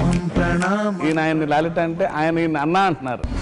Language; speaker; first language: Telugu; native; Telugu